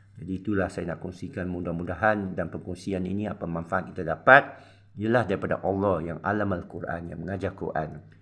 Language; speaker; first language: Malay; non-native, local second language; Min Nan Chinese